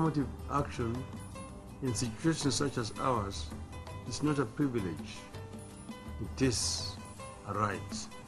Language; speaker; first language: English; non-native, local second language; Luo (Kenya and Tanzania)